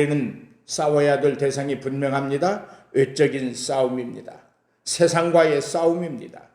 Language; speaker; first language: Korean; native; Korean